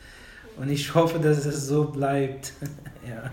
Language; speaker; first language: German; non-native, fluent; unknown